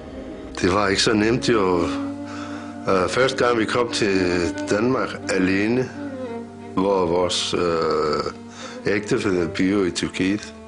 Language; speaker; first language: Danish; non-native, fluent; Turkish